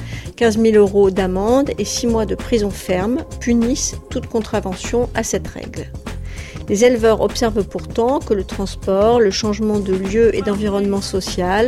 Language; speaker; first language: French; native; French